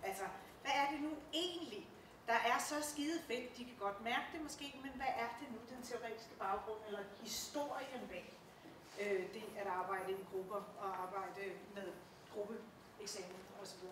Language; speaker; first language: Danish; native; Danish